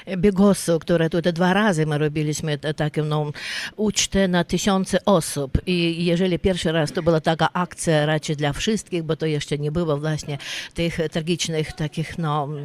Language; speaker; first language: Polish; early bilingual, heritage; Polish